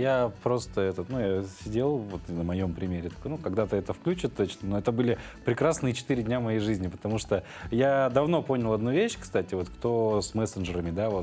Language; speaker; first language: Russian; native; Russian